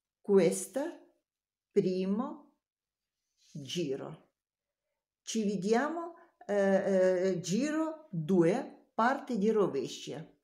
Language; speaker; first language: Italian; non-native, learner; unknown